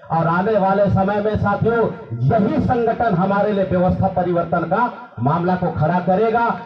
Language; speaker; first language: Hindi; non-native, local second language; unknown